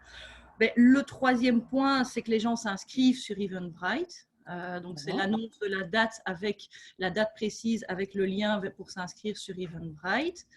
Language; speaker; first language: French; native; French